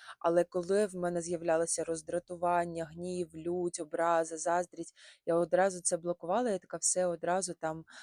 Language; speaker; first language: Ukrainian; non-native, local second language; Russian